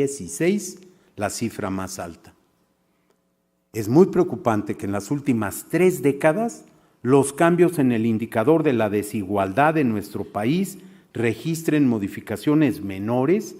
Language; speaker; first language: Spanish; native; Spanish